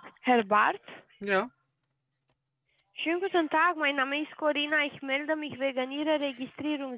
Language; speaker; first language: German; non-native, learner; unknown